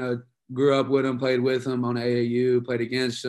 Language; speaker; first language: English; native; English